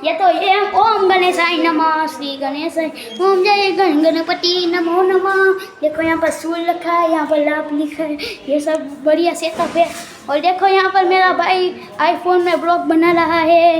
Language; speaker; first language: Hindi; non-native, local second language; Gujarati